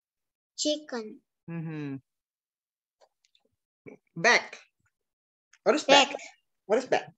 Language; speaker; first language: English; non-native, fluent; Indonesian